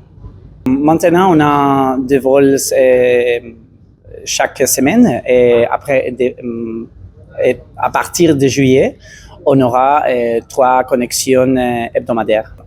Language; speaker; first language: French; non-native, learner; Spanish